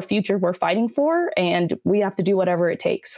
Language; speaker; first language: English; native; English